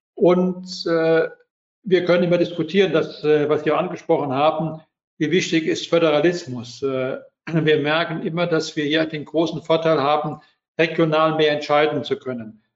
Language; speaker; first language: German; native; German